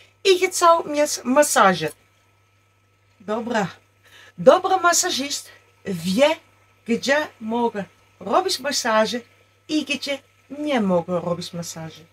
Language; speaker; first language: Polish; non-native, learner; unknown